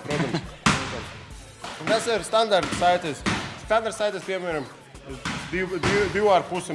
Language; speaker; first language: Latvian; non-native, learner; Russian